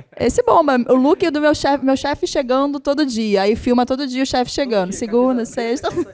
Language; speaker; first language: Portuguese; native; Portuguese